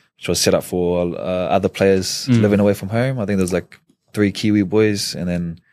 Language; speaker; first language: English; native; English